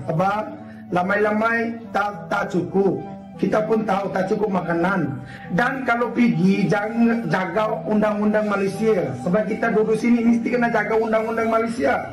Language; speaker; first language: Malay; non-native, learner; Bangla